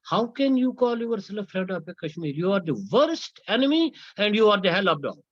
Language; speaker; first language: English; non-native, local second language; Kashmiri